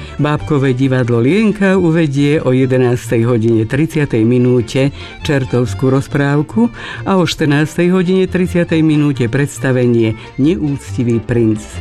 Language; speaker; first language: Slovak; native; Slovak